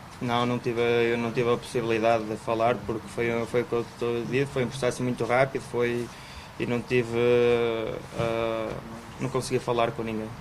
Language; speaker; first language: Portuguese; native; Portuguese